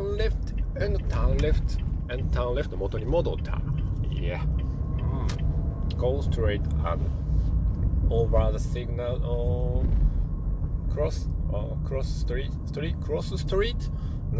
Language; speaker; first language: English; non-native, learner; Japanese